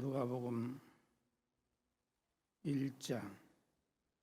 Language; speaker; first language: Korean; native; Korean